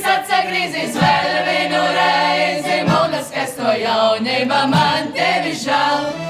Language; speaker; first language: Latvian; native; Latvian